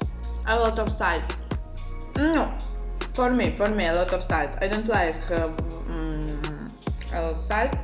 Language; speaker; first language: English; non-native, learner; Russian